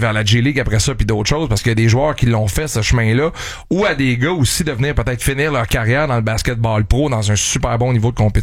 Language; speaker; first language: French; native; French